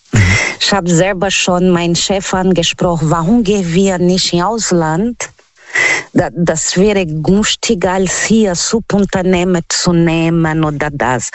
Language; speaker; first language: German; non-native, learner; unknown